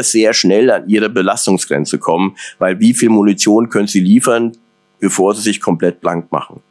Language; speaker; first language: German; native; German